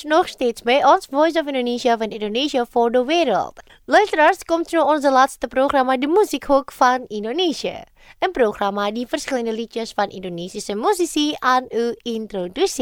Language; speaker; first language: Dutch; non-native, fluent; Indonesian